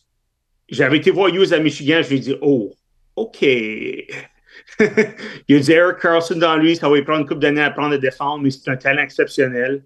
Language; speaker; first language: French; native; French